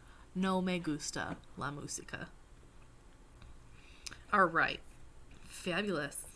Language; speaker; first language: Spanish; non-native, fluent; English